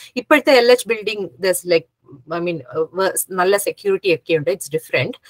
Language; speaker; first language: English; non-native, local second language; Malayalam